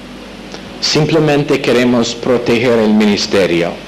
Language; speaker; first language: Spanish; non-native, fluent; English